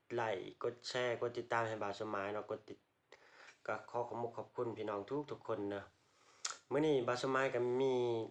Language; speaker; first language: Thai; non-native, local second language; Lao